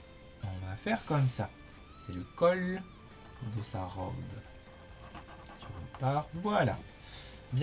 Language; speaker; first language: French; native; French